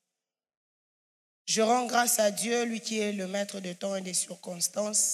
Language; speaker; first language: French; non-native, local second language; Swahili